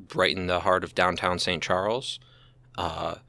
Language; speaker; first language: English; native; English